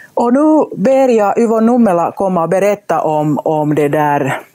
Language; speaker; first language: Swedish; non-native, local second language; Finnish